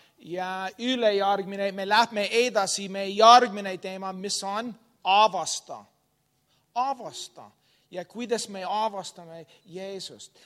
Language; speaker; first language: Estonian; non-native, learner; English